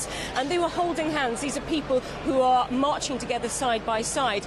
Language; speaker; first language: English; native; English